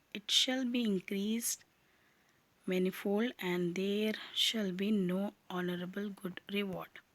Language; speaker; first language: English; non-native, local second language; Urdu